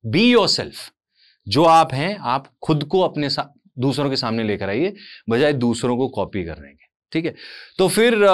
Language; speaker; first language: Hindi; native; Hindi